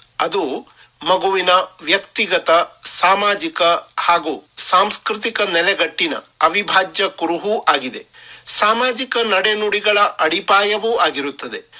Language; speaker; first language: Kannada; non-native, local second language; Marathi